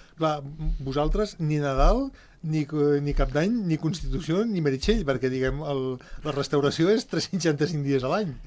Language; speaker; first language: Catalan; native; Catalan